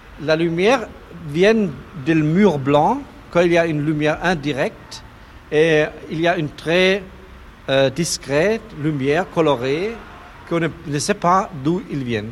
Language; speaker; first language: French; non-native, learner; German